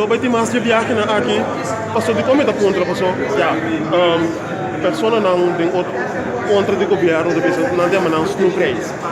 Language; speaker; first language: Portuguese; non-native, learner; Papiamento